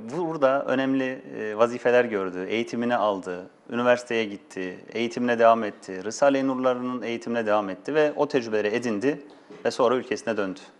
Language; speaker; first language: Turkish; native; Turkish